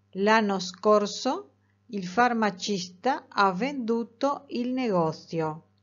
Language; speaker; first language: Italian; non-native, fluent; Spanish